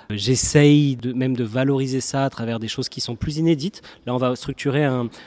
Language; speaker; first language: French; native; French